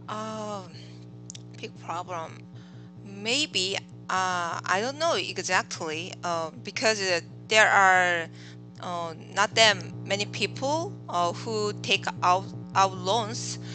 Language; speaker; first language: English; non-native, learner; Korean